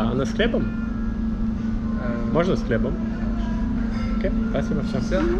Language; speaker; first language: Russian; non-native, learner; English